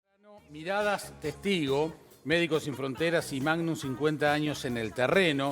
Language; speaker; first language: Spanish; native; Spanish